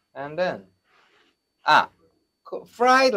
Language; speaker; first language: English; non-native, learner; Korean